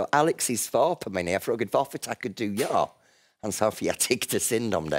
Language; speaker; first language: Swedish; non-native, fluent; English